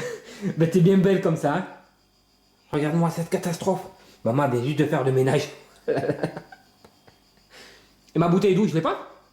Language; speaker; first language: French; native; French